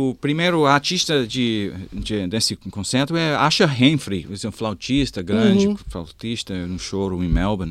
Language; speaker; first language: Portuguese; non-native, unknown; English